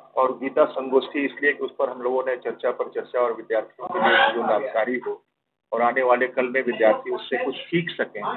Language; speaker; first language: Hindi; native; Hindi